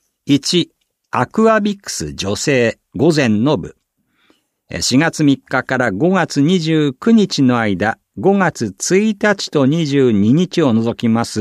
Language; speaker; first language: Japanese; native; Japanese